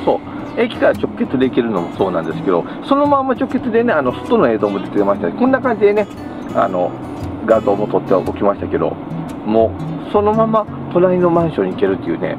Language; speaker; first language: Japanese; native; Japanese